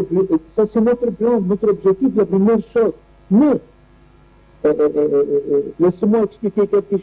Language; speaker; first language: French; non-native, learner; Arabic